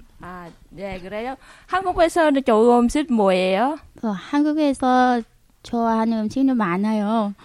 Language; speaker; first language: Korean; non-native, learner; Vietnamese